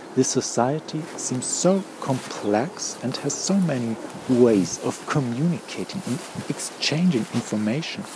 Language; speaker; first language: English; non-native, fluent; German